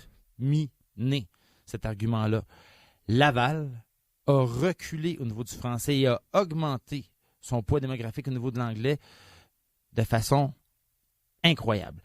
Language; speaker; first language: French; native; French